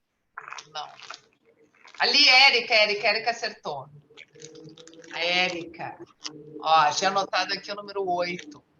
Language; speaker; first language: Portuguese; native; Portuguese